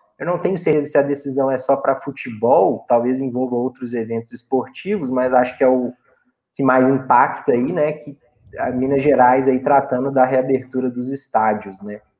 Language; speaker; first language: Portuguese; native; Portuguese